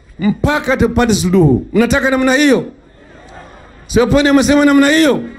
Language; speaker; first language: Swahili; non-native, local second language; Luo (Kenya and Tanzania)